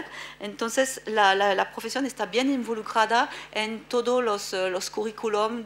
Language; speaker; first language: Spanish; non-native, fluent; French